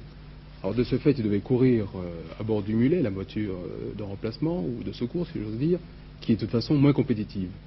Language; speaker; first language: French; native; French